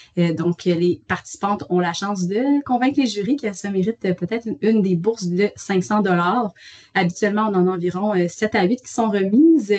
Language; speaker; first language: French; native; French